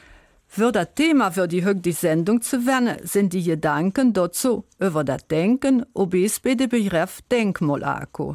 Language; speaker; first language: German; native; German